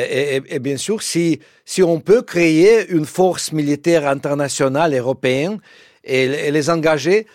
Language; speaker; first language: French; non-native, fluent; Russian